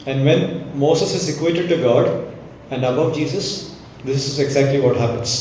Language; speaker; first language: English; non-native, local second language; Malayalam